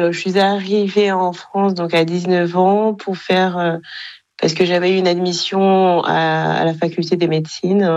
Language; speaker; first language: French; non-native, local second language; Kinyarwanda